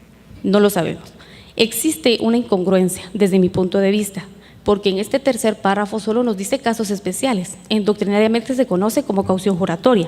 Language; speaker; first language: Spanish; native; Spanish